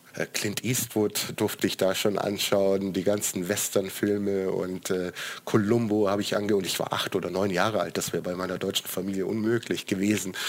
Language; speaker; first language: German; early bilingual, other home language; Croatian